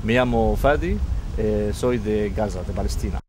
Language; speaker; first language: Spanish; non-native, fluent; Arabic